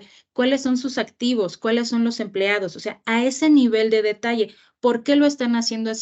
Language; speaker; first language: Spanish; native; Spanish